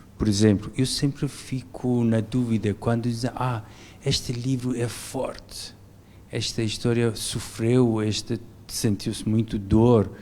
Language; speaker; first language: Portuguese; non-native, fluent; Persian